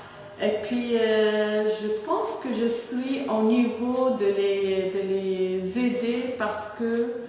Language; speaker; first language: French; non-native, fluent; Spanish